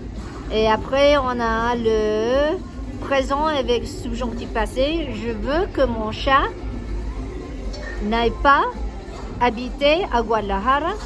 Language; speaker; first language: French; non-native, learner; English